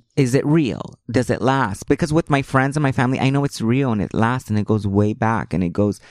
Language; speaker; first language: English; early bilingual, other home language; Spanish